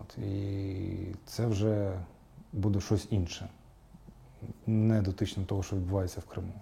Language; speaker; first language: Ukrainian; non-native, local second language; Crimean Tatar